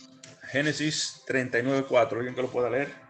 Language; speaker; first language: Spanish; native; Spanish